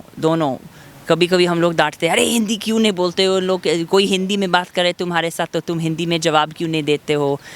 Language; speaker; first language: Hindi; non-native, fluent; English